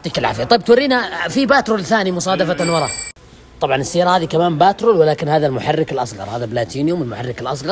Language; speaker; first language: Arabic; native; Arabic